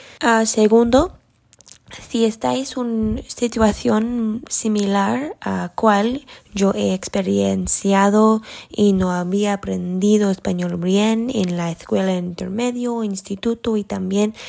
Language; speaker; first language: Spanish; non-native, learner; English